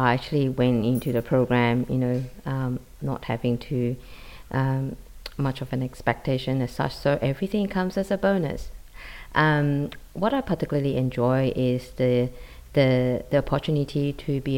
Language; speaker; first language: English; non-native, local second language; Cantonese